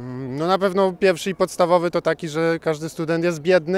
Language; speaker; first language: Polish; native; Polish